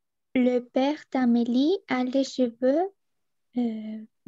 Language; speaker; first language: French; non-native, learner; Spanish